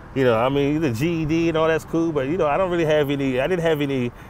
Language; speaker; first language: English; native; English